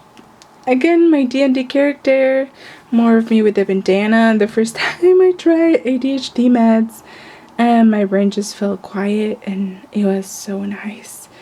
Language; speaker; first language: English; non-native, fluent; Spanish